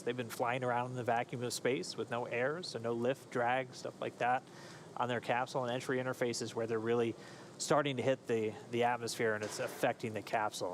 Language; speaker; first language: English; native; English